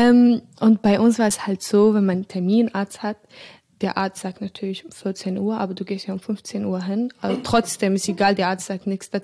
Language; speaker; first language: German; non-native, fluent; Arabic